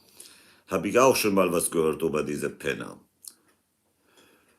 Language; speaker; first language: German; non-native, fluent; Kurdish